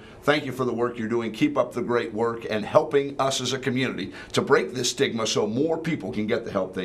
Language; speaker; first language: English; native; English